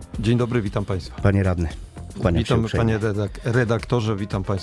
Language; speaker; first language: Polish; native; Polish